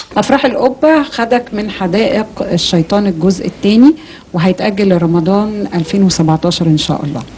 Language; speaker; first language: Egyptian Arabic; native; Egyptian Arabic